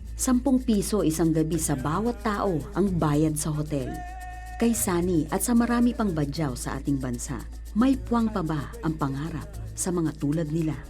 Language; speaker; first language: Filipino; native; Filipino